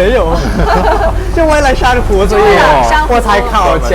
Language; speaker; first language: Chinese; non-native, fluent; Thai